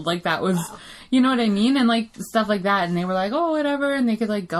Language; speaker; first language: English; native; English